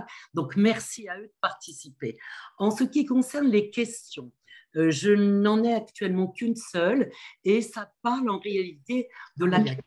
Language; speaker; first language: French; native; French